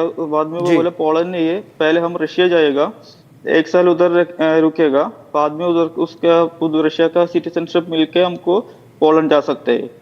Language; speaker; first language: Hindi; non-native, local second language; Malayalam